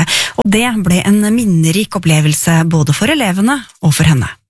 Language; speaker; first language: Norwegian; native; Norwegian